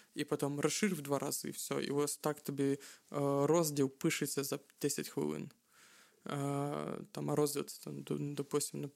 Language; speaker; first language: Ukrainian; non-native, local second language; Russian